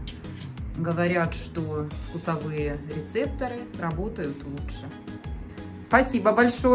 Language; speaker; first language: Russian; native; Russian